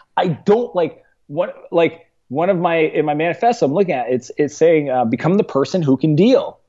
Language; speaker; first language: English; native; English